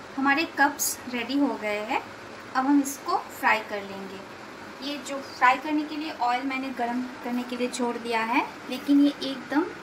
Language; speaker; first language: Hindi; non-native, local second language; Bangla